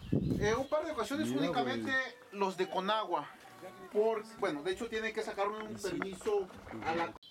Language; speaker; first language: Spanish; native; Spanish